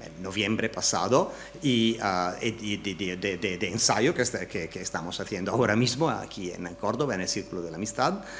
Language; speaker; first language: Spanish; non-native, learner; Italian